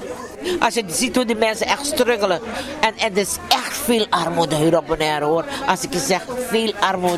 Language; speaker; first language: Dutch; non-native, local second language; Papiamento